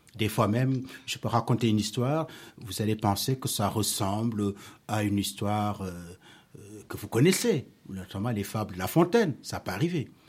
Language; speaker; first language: French; non-native, local second language; Wolof